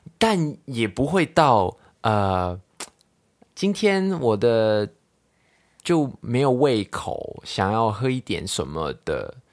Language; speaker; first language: Chinese; non-native, local second language; Cantonese